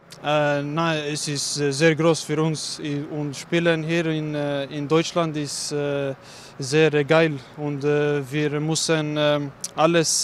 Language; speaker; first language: German; non-native, learner; Bosnian